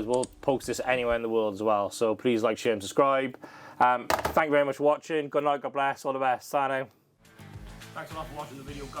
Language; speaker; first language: English; native; English